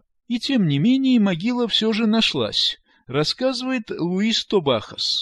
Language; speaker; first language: Russian; native; Russian